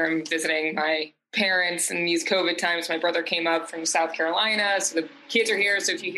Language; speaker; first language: English; native; English